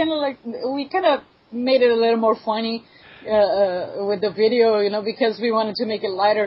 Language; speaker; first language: English; non-native, fluent; Portuguese